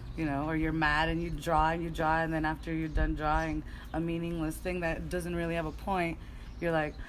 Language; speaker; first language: English; native; English